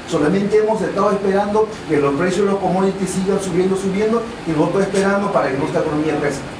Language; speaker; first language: Spanish; non-native, local second language; Shipibo-Conibo